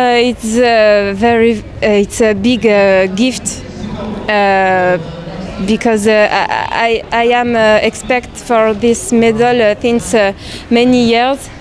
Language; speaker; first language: English; non-native, learner; French